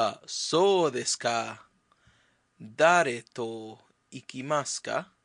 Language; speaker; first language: Japanese; non-native, learner; English